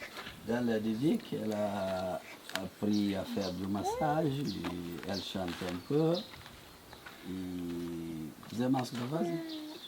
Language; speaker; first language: French; non-native, learner; Portuguese